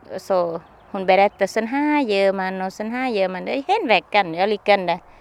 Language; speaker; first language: Swedish; non-native, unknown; Thai